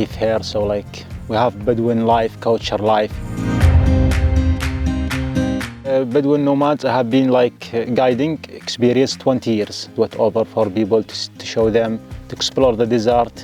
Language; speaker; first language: English; non-native, learner; Arabic